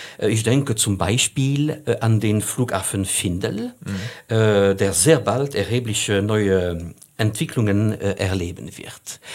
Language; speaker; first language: German; non-native, fluent; French